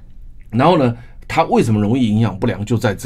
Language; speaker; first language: Chinese; native; Chinese